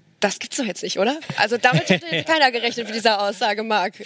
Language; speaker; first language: German; native; German